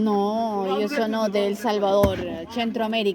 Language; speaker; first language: Italian; non-native, learner; Spanish